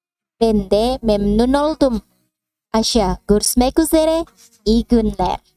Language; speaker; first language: Turkish; non-native, fluent; Indonesian